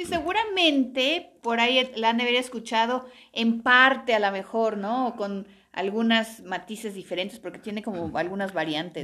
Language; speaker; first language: Spanish; native; Spanish